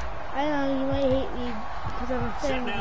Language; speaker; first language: English; native; English